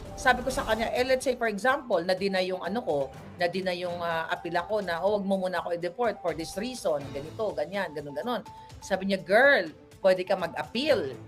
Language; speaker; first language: Filipino; native; Filipino